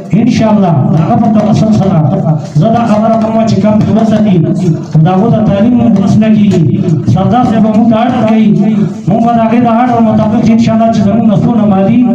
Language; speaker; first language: Pashto; non-native, local second language; Gujari